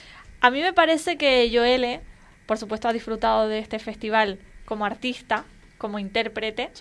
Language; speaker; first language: Spanish; native; Spanish